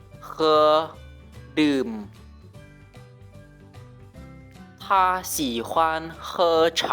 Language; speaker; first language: Chinese; non-native, learner; Lao